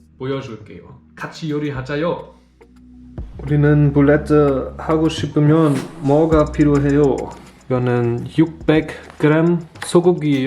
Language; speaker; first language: Korean; non-native, learner; German